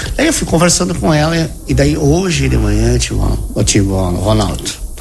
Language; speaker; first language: Portuguese; native; Portuguese